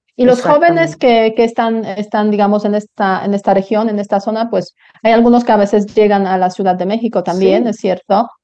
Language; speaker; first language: Spanish; non-native, fluent; Polish